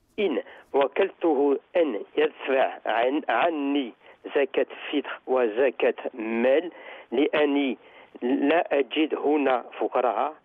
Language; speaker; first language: Arabic; early bilingual, heritage; Arabic